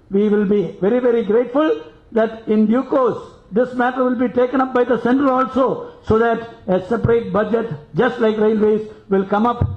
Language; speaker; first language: English; non-native, local second language; Malayalam